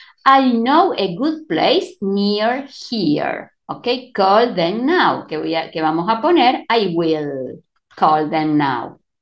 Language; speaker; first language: English; non-native, fluent; Spanish